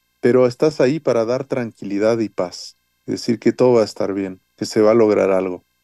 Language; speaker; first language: Spanish; early bilingual, heritage; French